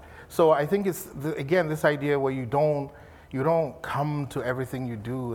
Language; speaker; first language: English; non-native, local second language; Igbo